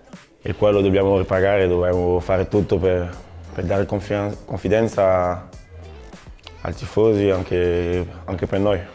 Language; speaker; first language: Italian; non-native, learner; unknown